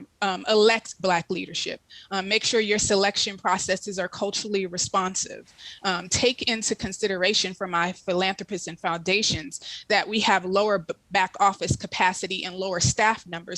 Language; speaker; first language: English; native; English